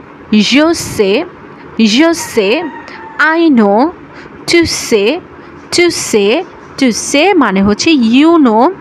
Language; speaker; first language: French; non-native, learner; Bangla